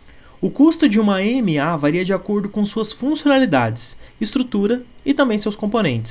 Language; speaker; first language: Portuguese; native; Portuguese